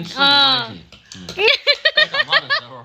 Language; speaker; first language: Chinese; native; Chinese